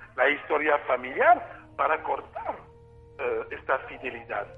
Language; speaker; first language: Spanish; non-native, fluent; French